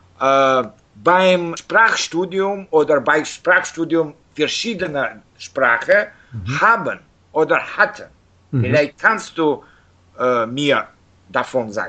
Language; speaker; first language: German; non-native, learner; Russian